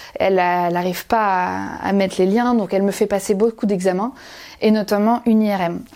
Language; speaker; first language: French; native; French